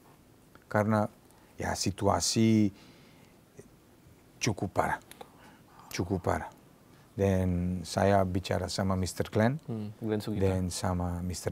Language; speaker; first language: Indonesian; non-native, fluent; Serbian